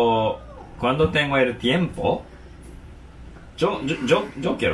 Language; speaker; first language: Spanish; non-native, learner; Japanese